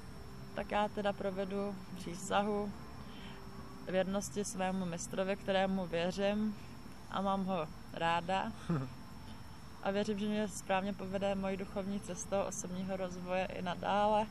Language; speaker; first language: Czech; native; Czech